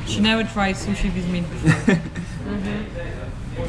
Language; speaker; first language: English; non-native, fluent; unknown